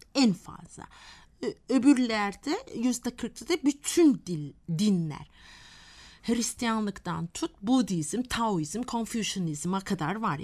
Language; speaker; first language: Turkish; non-native, fluent; Malay